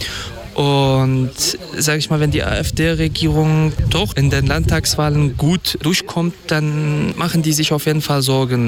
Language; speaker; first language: German; non-native, fluent; Kurdish